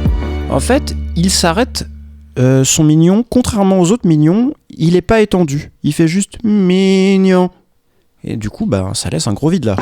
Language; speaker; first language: French; native; French